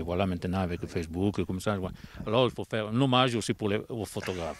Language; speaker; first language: French; non-native, local second language; Italian